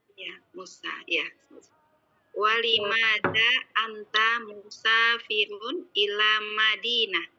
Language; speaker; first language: Arabic; non-native, learner; Indonesian